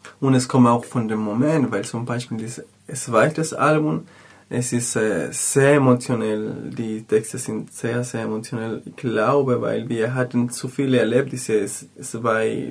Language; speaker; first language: German; non-native, learner; Spanish